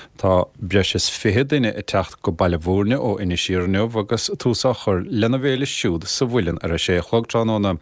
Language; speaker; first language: Irish; native; Irish